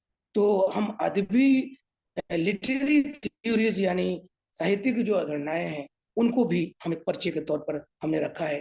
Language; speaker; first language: Hindi; native; Hindi